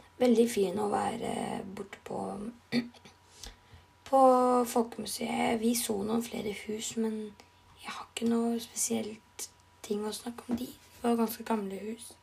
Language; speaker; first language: Norwegian; non-native, learner; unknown